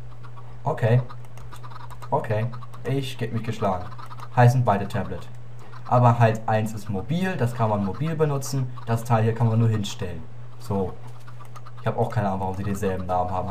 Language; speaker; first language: German; native; German